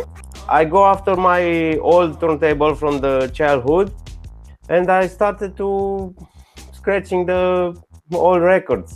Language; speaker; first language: English; non-native, learner; Romanian